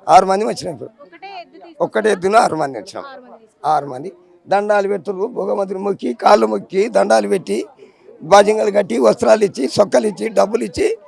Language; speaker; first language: Telugu; native; Telugu